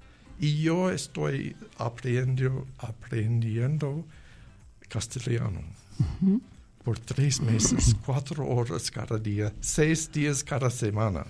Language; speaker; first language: Spanish; non-native, learner; English